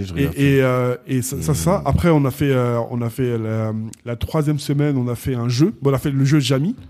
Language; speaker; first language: French; native; French